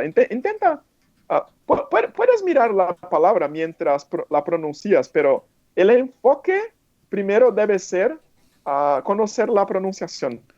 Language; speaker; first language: Spanish; non-native, fluent; Portuguese